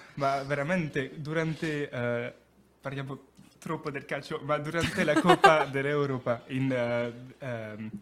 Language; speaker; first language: Italian; non-native, fluent; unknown